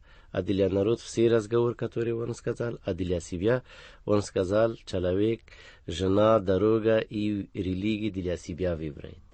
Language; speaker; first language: Russian; non-native, learner; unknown